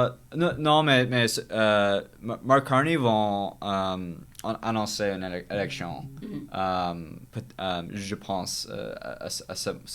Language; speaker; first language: French; non-native, learner; English